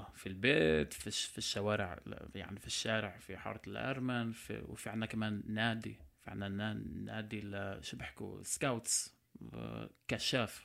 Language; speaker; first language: Arabic; non-native, local second language; Armenian